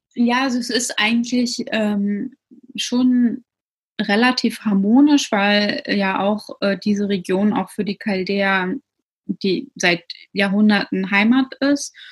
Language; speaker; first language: German; early bilingual, other home language; Russian